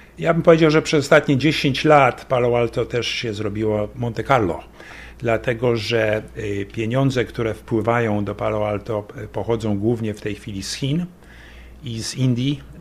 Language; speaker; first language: Polish; early bilingual, heritage; Polish